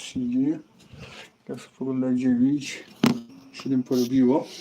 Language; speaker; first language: Polish; native; Polish